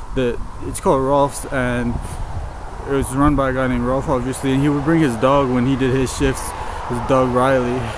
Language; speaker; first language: English; native; English